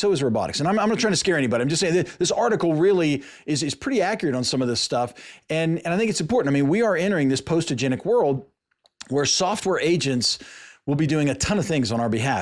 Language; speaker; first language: English; native; English